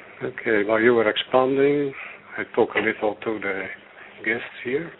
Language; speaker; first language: English; non-native, fluent; Dutch